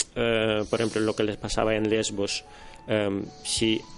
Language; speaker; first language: Spanish; non-native, fluent; Russian